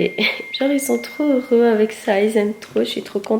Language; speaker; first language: French; native; French